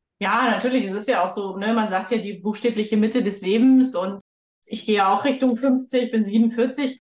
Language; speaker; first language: German; native; German